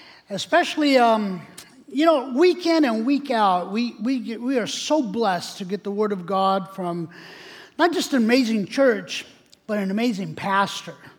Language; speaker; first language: English; early bilingual, other home language; Spanish